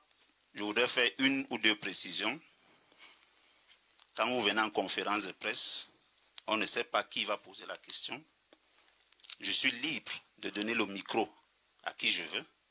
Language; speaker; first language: French; native; French